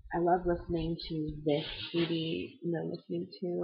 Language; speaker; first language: English; native; English